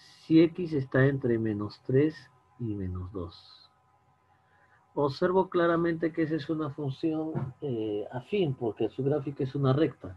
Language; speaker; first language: Spanish; native; Spanish